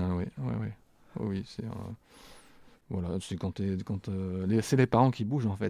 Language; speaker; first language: French; native; French